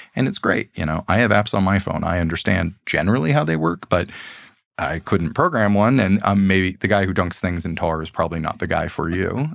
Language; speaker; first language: English; native; English